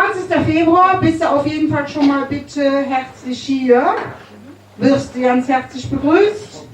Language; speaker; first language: German; native; German